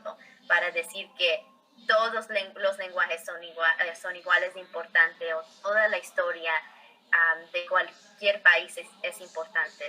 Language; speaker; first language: Spanish; early bilingual, heritage; Spanish